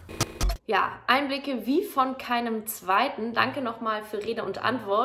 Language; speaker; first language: German; native; German